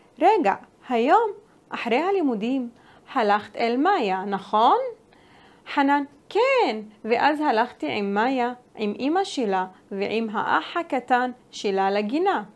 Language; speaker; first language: Hebrew; non-native, local second language; Arabic